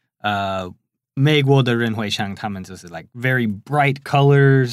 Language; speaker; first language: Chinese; non-native, fluent; English